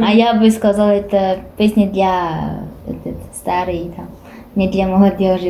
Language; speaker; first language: Russian; non-native, learner; Japanese